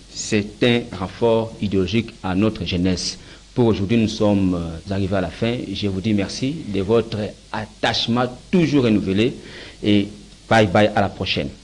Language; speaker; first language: French; non-native, local second language; Lingala